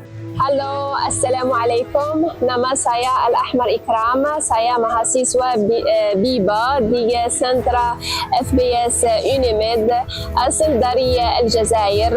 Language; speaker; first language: Indonesian; non-native, learner; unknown